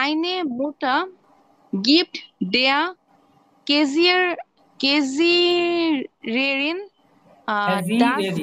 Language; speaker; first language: German; non-native, learner; Bangla